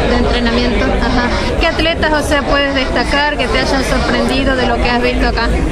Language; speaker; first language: Spanish; native; Spanish